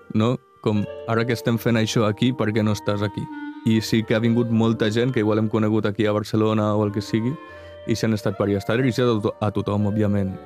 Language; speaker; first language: Catalan; non-native, local second language; Spanish